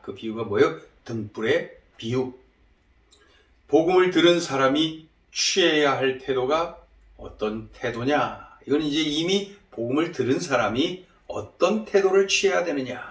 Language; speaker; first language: Korean; native; Korean